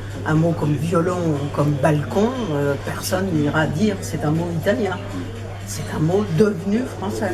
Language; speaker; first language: French; native; French